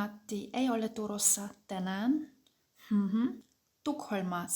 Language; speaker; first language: Finnish; non-native, fluent; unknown